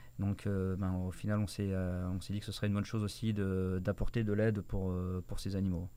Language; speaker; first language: French; native; French